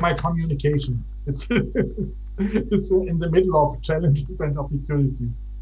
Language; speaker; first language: English; non-native, fluent; German